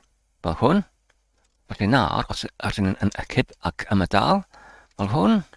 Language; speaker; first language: Welsh; non-native, learner; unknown